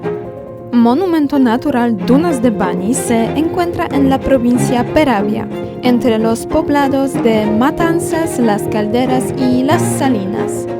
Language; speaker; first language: Spanish; non-native, fluent; Polish